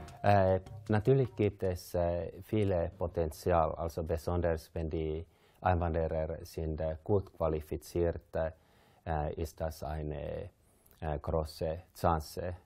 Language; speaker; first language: German; non-native, fluent; Finnish